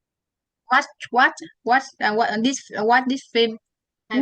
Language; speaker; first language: English; non-native, learner; Vietnamese